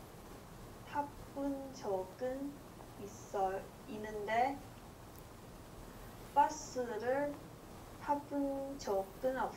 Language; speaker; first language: Korean; non-native, learner; English